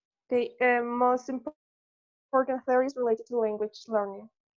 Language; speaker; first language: English; non-native, fluent; Spanish